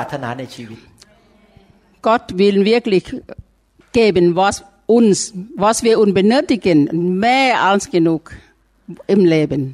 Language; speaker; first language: German; non-native, learner; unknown